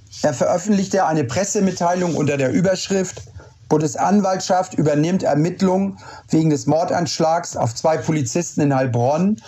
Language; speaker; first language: German; native; German